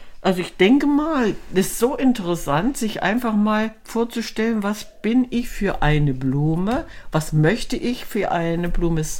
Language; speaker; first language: German; native; German